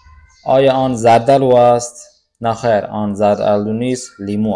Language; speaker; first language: Persian; non-native, fluent; Urdu